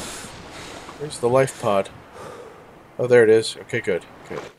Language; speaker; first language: English; native; English